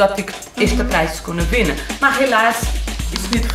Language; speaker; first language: Dutch; non-native, learner; Portuguese